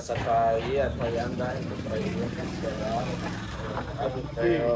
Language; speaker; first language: Spanish; native; Spanish